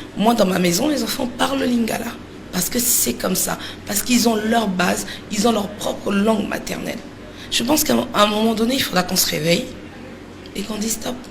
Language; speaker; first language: French; native; French